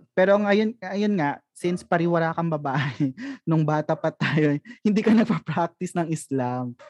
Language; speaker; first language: Filipino; non-native, local second language; Hiligaynon